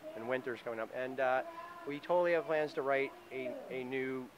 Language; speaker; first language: English; native; English